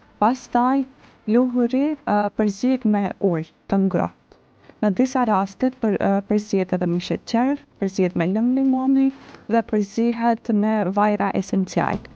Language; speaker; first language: Albanian; native; Albanian